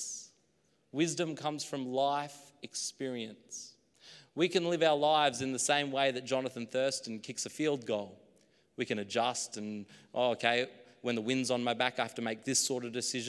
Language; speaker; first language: English; native; English